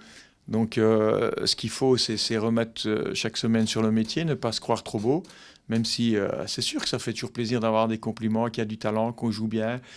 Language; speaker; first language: French; native; French